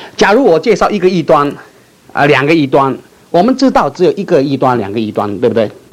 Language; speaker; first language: Chinese; non-native, local second language; Min Nan Chinese